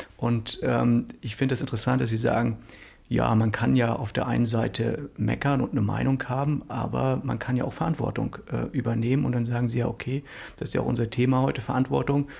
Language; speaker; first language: German; native; German